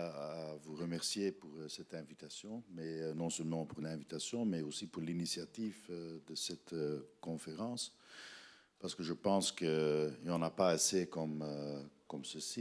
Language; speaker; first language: French; non-native, fluent; Dutch